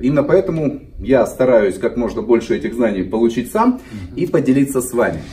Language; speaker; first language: Russian; native; Russian